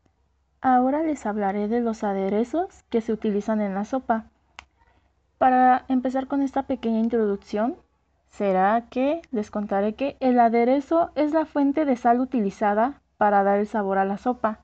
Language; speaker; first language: Spanish; native; Spanish